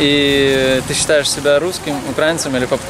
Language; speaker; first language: Russian; native; Russian